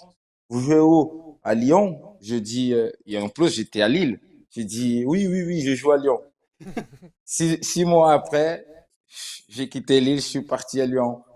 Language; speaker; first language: French; non-native, fluent; Portuguese